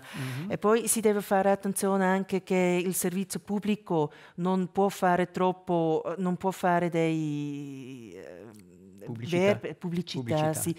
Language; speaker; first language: Italian; non-native, local second language; German